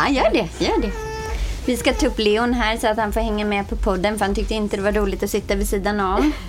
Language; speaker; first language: Swedish; native; Swedish